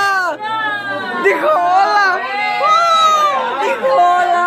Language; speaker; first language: Spanish; native; Spanish